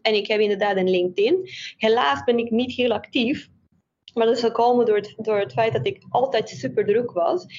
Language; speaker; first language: Dutch; non-native, fluent; Romanian